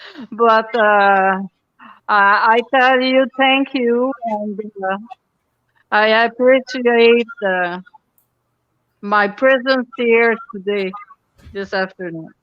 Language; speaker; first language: English; non-native, local second language; French